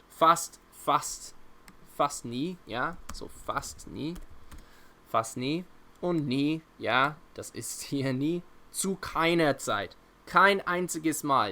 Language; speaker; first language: German; non-native, fluent; English